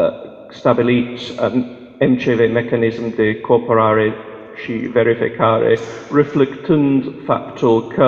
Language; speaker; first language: Romanian; non-native, fluent; English